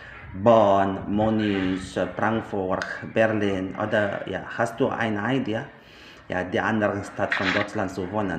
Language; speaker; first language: German; non-native, learner; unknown